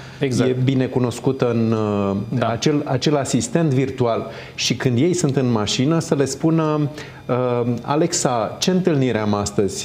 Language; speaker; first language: Romanian; native; Romanian